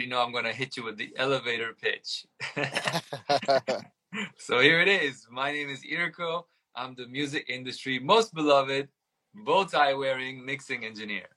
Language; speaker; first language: English; non-native, fluent; Italian